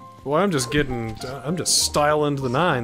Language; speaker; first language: English; native; English